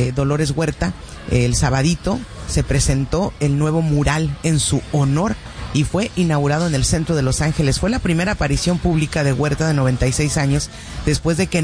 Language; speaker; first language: Spanish; early bilingual, heritage; Spanish